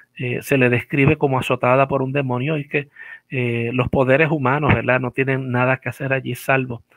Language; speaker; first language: Spanish; native; Spanish